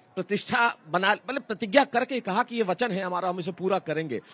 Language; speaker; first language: Hindi; native; Hindi